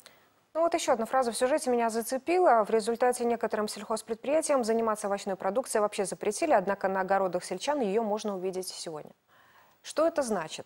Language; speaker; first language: Russian; native; Russian